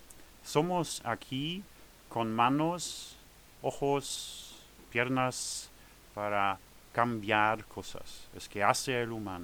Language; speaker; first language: Spanish; non-native, fluent; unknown